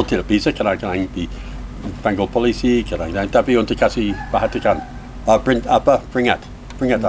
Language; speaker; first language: Indonesian; non-native, learner; English